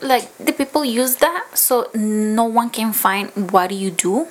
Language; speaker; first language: English; non-native, fluent; Spanish